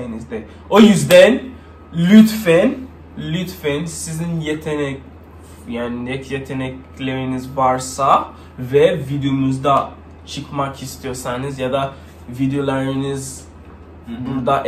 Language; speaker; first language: Turkish; non-native, learner; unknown